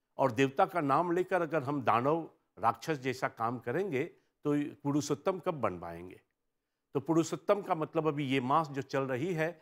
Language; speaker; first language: Hindi; early bilingual, heritage; Hindi